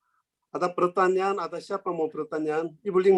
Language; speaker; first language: Indonesian; non-native, learner; Korean